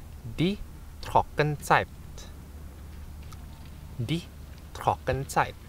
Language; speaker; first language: German; non-native, fluent; Indonesian